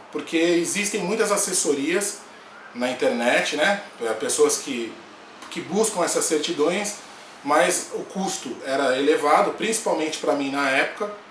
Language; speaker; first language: Portuguese; native; Portuguese